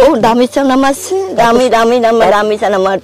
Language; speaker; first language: Filipino; non-native, learner; Vietnamese